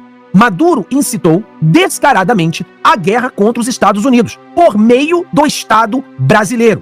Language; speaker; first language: Portuguese; native; Portuguese